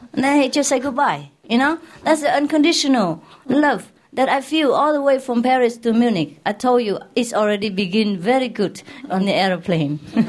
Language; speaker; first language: English; non-native, fluent; Vietnamese